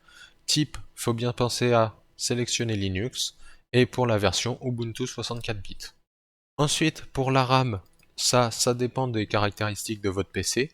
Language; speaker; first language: French; native; French